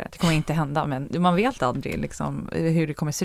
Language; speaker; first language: Swedish; early bilingual, heritage; Swedish